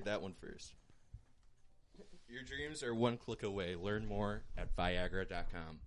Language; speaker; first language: English; native; English